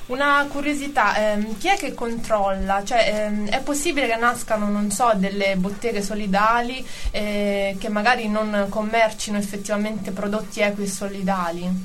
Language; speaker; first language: Italian; native; Italian